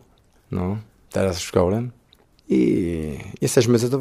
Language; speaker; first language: Polish; non-native, learner; Italian